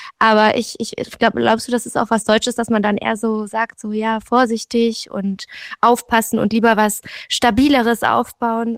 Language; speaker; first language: German; native; German